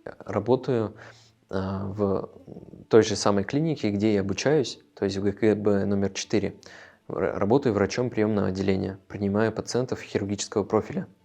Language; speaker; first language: Russian; non-native, local second language; Tajik